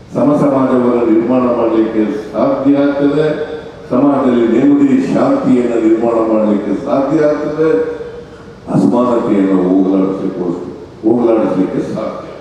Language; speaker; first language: Kannada; native; Kannada